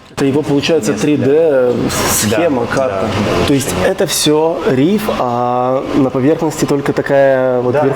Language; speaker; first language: Russian; native; Russian